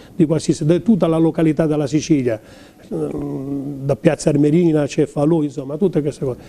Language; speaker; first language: Italian; native; Italian